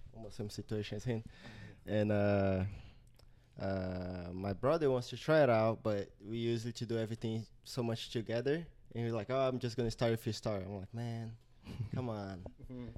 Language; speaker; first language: English; non-native, learner; Portuguese